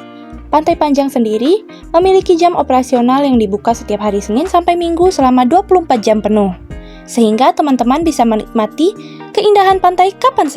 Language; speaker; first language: Indonesian; native; Indonesian